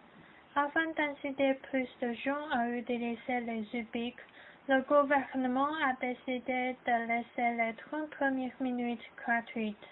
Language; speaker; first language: French; non-native, learner; Chinese